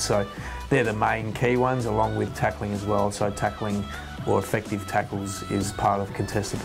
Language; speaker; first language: English; native; English